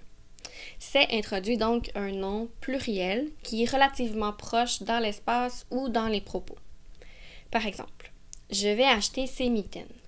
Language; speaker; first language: French; native; French